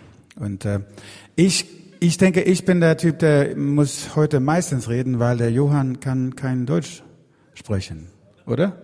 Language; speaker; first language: German; non-native, fluent; Swedish